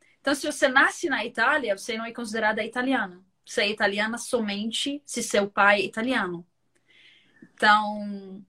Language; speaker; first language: Portuguese; non-native, fluent; Arabic